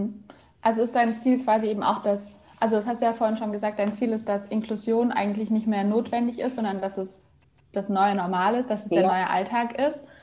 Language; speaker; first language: German; native; German